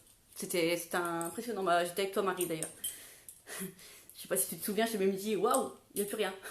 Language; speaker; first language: French; native; French